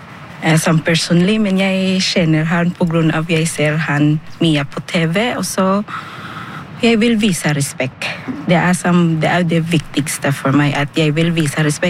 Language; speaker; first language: Norwegian; non-native, learner; Filipino